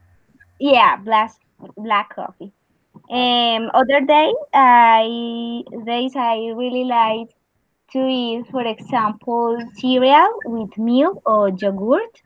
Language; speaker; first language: English; non-native, learner; Spanish